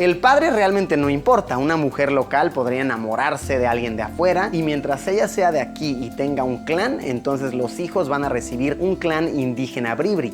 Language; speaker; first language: Spanish; native; Spanish